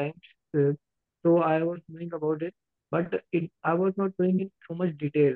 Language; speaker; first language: English; non-native, local second language; Hindi